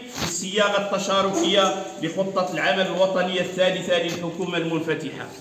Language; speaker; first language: Arabic; non-native, local second language; Riffian